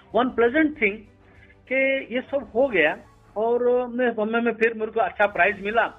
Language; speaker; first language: Hindi; non-native, local second language; Odia